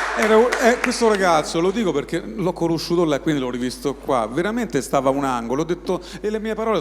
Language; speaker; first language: Italian; native; Italian